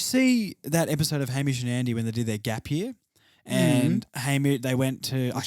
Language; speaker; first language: English; native; English